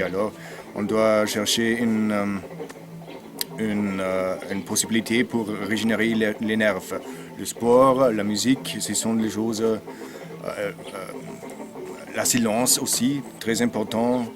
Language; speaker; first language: French; non-native, learner; German